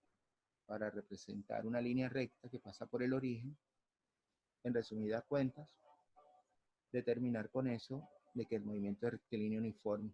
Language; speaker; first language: Spanish; native; Spanish